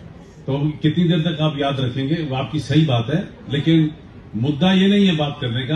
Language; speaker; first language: Hindi; native; Hindi